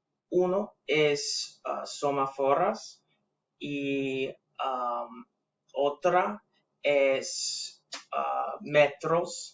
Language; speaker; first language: Spanish; non-native, learner; English